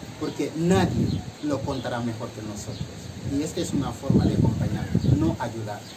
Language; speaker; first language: Spanish; non-native, fluent; Wolof